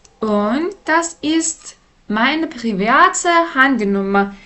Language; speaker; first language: German; non-native, fluent; Turkish